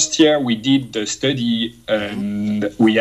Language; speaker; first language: English; non-native, fluent; French